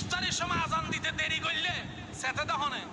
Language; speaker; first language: Bangla; non-native, local second language; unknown